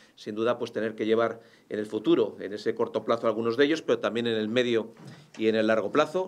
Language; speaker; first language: Spanish; native; Spanish